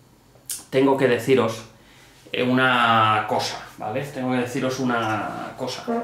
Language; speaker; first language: Spanish; native; Spanish